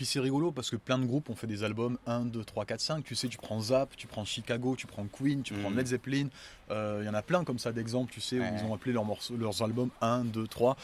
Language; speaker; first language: French; native; French